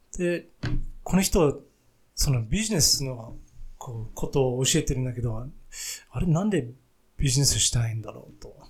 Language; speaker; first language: Japanese; non-native, fluent; English